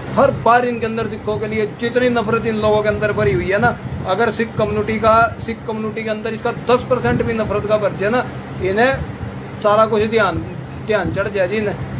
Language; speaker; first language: Hindi; non-native, local second language; Punjabi